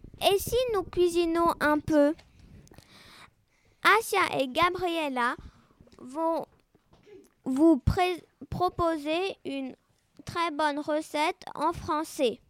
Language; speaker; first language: French; non-native, learner; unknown